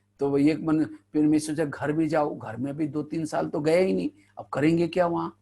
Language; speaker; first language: Hindi; non-native, local second language; Marathi